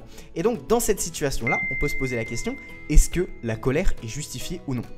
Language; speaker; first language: French; native; French